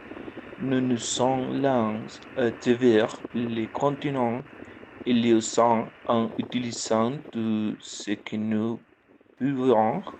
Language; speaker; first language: French; non-native, learner; Spanish